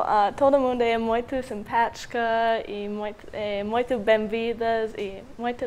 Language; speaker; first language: Portuguese; non-native, learner; English